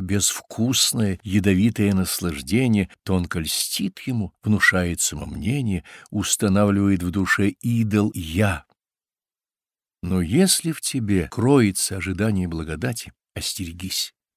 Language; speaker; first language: Russian; native; Russian